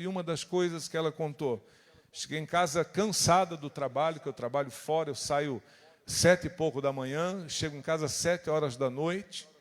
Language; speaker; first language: Portuguese; native; Portuguese